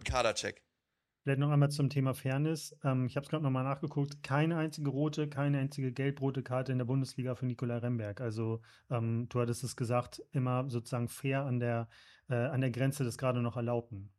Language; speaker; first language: German; native; German